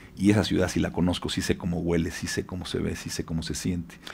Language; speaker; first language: Spanish; native; Spanish